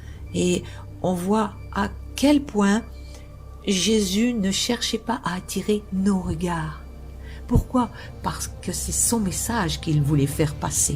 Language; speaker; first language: French; native; French